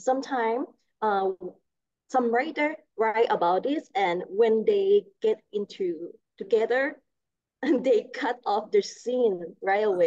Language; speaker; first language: English; non-native, learner; Thai